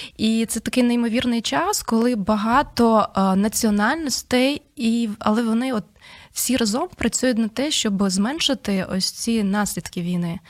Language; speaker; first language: Ukrainian; native; Ukrainian